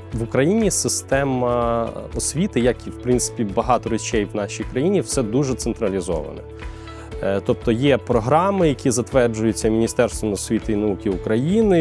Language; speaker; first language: Ukrainian; native; Ukrainian